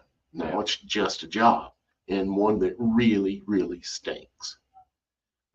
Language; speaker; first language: English; native; English